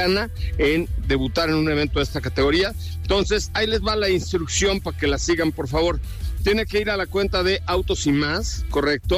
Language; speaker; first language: Spanish; native; Spanish